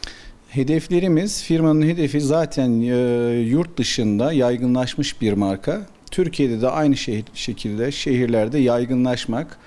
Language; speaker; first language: Turkish; native; Turkish